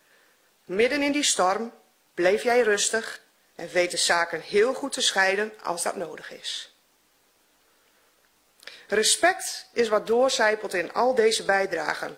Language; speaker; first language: Dutch; native; Dutch